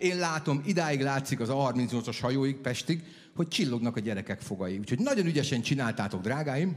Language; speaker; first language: Hungarian; native; Hungarian